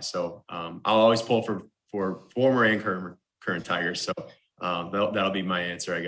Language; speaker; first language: English; native; English